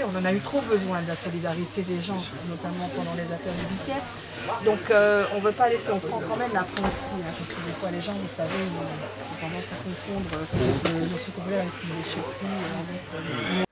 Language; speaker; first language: French; native; French